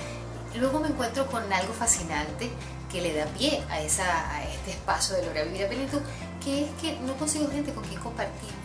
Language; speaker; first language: Spanish; native; Spanish